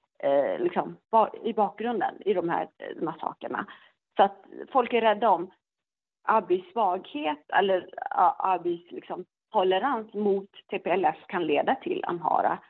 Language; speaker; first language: Swedish; non-native, learner; Tigrinya